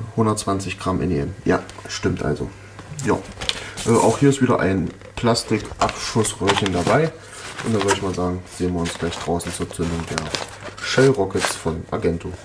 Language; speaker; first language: German; native; German